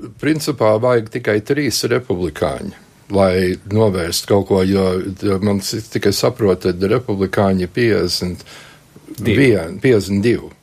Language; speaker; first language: Latvian; native; Latvian